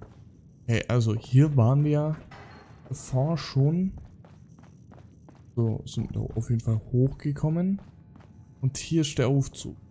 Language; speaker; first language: German; native; German